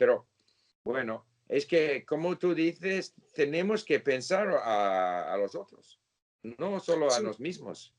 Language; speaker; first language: Spanish; non-native, fluent; English